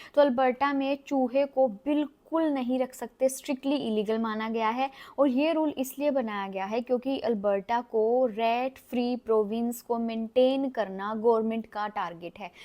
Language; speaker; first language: Hindi; native; Hindi